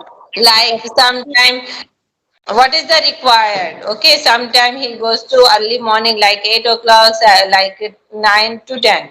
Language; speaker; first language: English; non-native, learner; Hindi